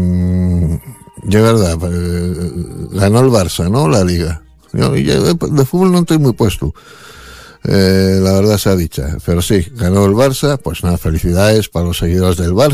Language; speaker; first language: Spanish; native; Spanish